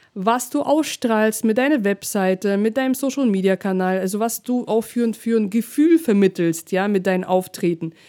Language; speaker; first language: German; non-native, fluent; Russian